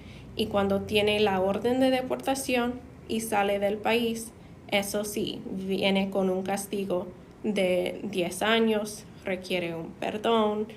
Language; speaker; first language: Spanish; non-native, fluent; English